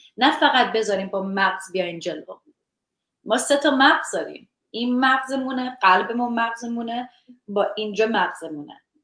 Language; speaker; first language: Persian; early bilingual, heritage; Persian